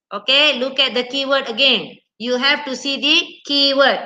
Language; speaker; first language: English; non-native, local second language; Malay